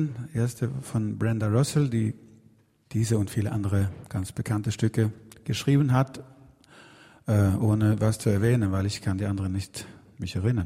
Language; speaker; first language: German; non-native, fluent; Swedish